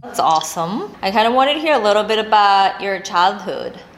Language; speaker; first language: English; non-native, fluent; Korean